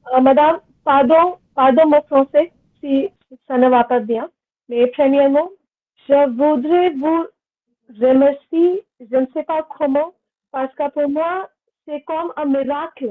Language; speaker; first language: French; non-native, learner; Hindi